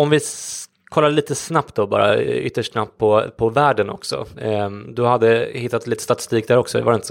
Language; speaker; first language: Swedish; native; Swedish